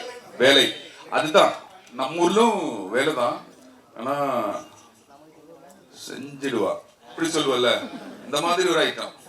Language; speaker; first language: Tamil; non-native, learner; Malayalam